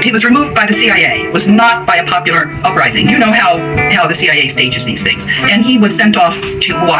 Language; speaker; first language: English; native; English